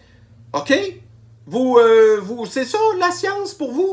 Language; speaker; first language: French; native; French